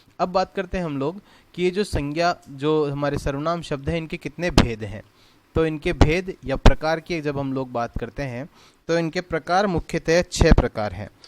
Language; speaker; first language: Hindi; native; Hindi